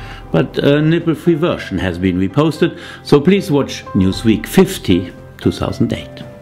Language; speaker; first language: English; non-native, fluent; German